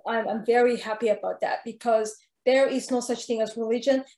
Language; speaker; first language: English; non-native, fluent; Arabic